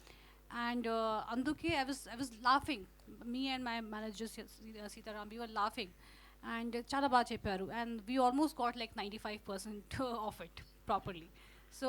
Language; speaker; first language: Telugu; non-native, learner; Hindi